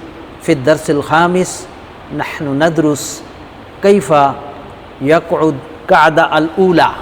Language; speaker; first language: Arabic; non-native, learner; Urdu